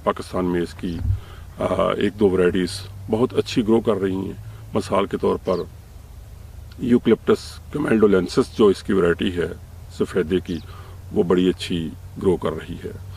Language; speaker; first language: Urdu; native; Urdu